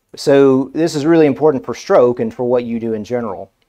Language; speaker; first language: English; native; English